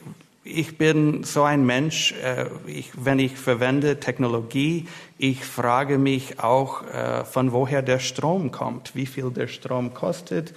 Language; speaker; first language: German; non-native, fluent; English